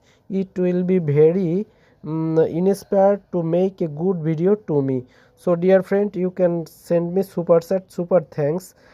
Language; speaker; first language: English; non-native, learner; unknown